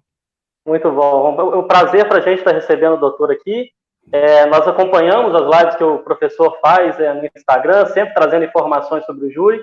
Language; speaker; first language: Portuguese; native; Portuguese